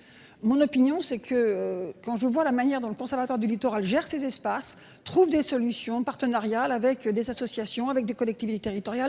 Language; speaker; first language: French; native; French